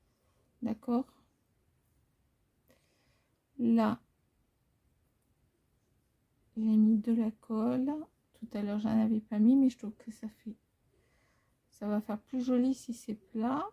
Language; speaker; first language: French; native; French